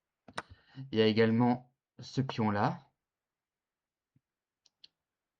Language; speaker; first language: French; native; French